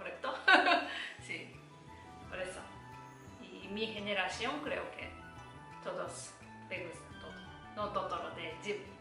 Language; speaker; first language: Spanish; non-native, learner; Japanese